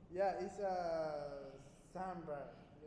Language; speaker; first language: English; non-native, fluent; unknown